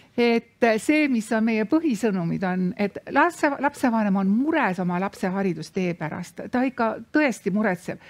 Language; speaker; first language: Estonian; non-native, fluent; Lithuanian